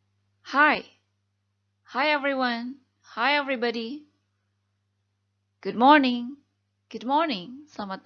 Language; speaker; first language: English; non-native, fluent; Indonesian